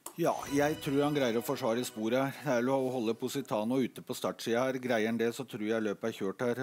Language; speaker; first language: Norwegian; native; Norwegian